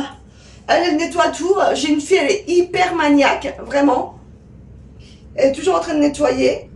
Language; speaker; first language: French; native; French